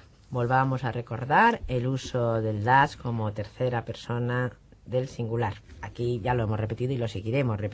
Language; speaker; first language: Spanish; native; Spanish